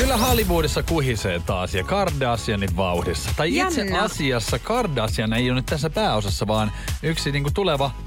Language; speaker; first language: Finnish; native; Finnish